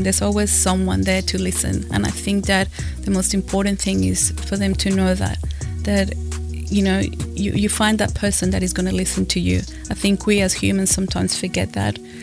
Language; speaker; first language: English; non-native, fluent; Spanish